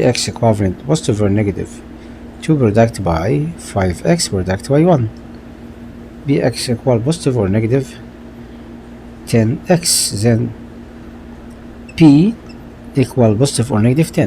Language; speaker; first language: English; non-native, local second language; Arabic